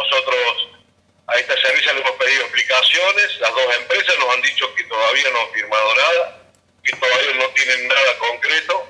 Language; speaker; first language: Spanish; native; Spanish